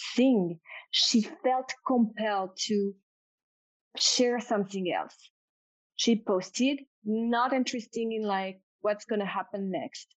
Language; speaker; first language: English; non-native, fluent; French